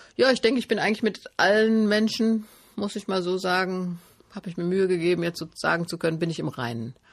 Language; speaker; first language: German; native; German